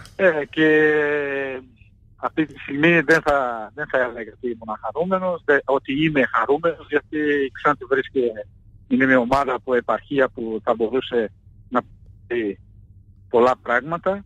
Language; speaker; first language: Greek; non-native, fluent; Portuguese